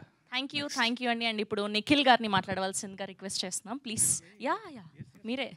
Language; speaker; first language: Telugu; native; Telugu